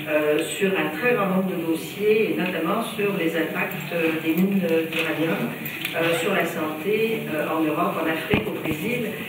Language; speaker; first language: French; native; French